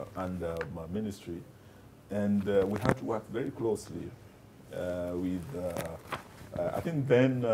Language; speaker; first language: English; non-native, local second language; Luyia